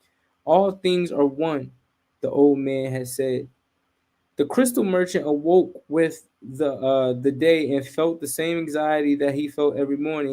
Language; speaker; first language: English; native; English